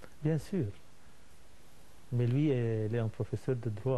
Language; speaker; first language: French; non-native, fluent; Arabic